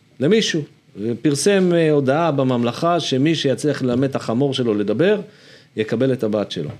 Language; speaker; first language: Hebrew; native; Hebrew